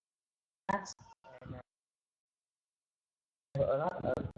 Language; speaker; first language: English; non-native, learner; Vietnamese